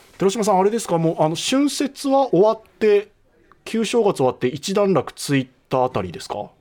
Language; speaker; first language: Japanese; native; Japanese